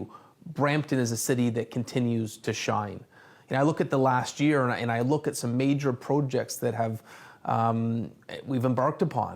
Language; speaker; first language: English; native; English